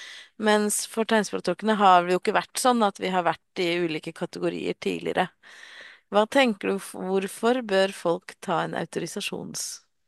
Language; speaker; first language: Norwegian; native; Norwegian